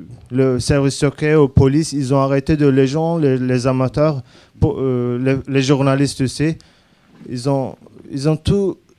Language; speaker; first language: French; non-native, learner; Azerbaijani